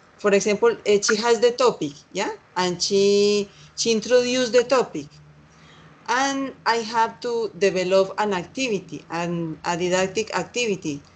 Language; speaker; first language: English; non-native, learner; Spanish